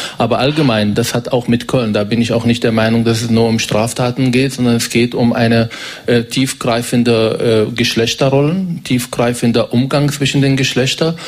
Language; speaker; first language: German; non-native, fluent; Arabic